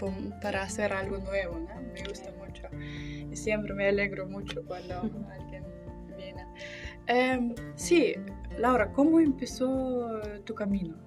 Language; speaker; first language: Spanish; non-native, fluent; Russian